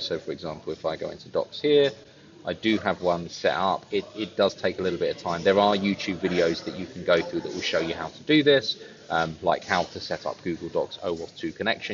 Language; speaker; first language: English; native; English